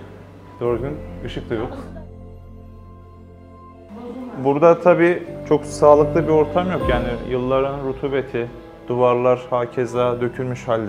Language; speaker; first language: Turkish; native; Turkish